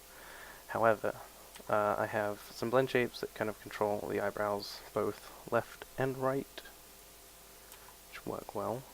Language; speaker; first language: English; native; English